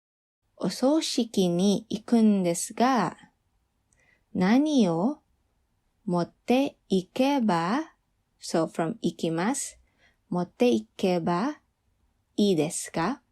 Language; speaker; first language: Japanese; non-native, fluent; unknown